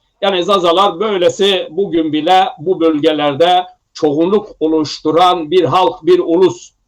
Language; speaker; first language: Turkish; non-native, local second language; Zaza